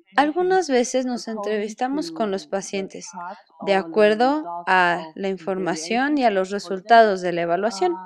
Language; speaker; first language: Spanish; non-native, fluent; Chinese